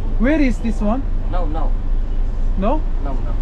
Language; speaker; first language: English; non-native, learner; Korean